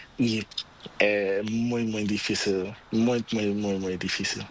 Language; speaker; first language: Spanish; non-native, learner; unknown